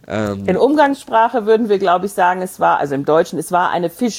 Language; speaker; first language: German; native; German